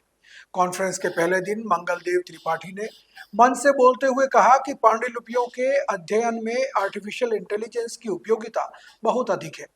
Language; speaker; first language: Hindi; native; Hindi